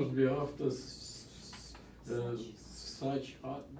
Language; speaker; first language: English; non-native, learner; Russian